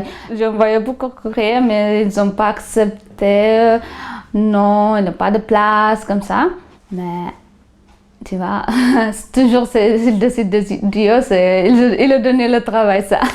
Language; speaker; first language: French; non-native, learner; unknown